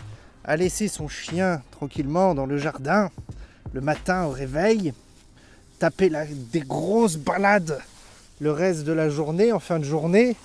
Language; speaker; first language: French; native; French